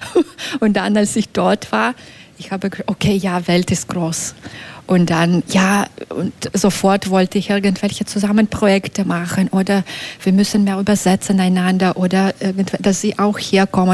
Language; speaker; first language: German; non-native, fluent; Belarusian